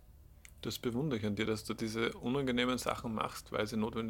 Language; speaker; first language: German; native; German